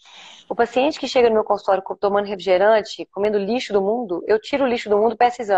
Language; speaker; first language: Portuguese; native; Portuguese